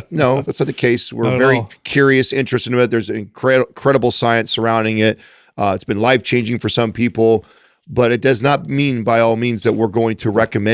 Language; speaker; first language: English; native; English